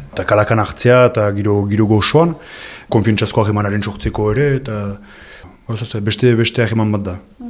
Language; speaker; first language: Basque; native; Basque